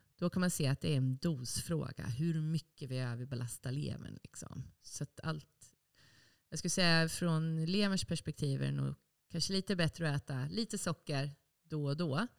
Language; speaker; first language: Swedish; native; Swedish